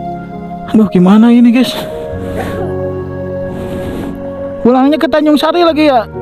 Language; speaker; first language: Indonesian; native; Indonesian